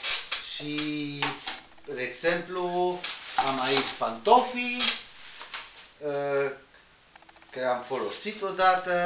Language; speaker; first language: Romanian; non-native, learner; Spanish